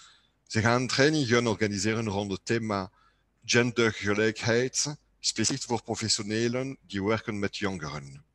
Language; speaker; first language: Dutch; non-native, learner; French